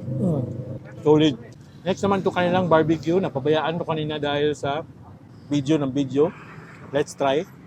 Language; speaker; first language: Filipino; native; Filipino